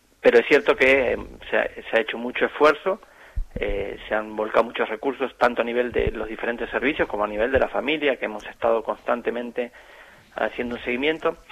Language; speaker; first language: Spanish; native; Spanish